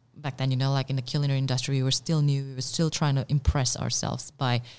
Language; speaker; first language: English; non-native, fluent; Indonesian